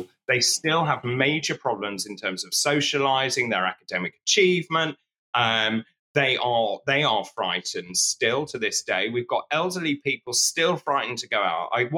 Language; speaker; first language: English; native; English